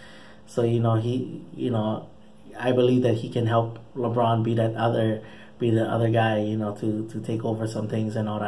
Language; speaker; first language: English; native; English